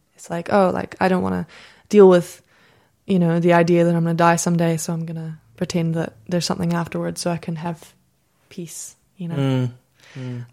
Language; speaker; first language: English; native; English